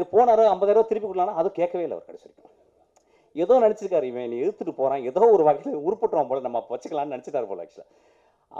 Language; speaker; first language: Tamil; native; Tamil